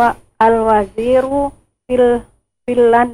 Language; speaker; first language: Arabic; non-native, learner; Indonesian